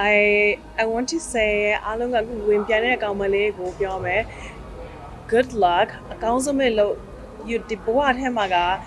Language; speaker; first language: Burmese; native; Burmese